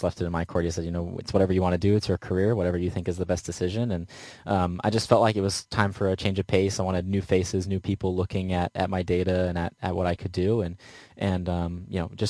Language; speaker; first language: English; native; English